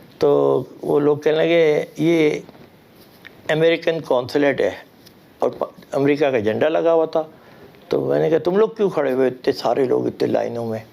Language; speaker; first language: Urdu; native; Urdu